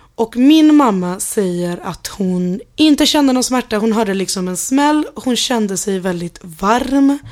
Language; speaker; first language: Swedish; early bilingual, other home language; Spanish